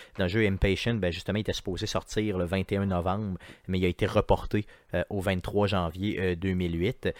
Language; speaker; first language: French; native; French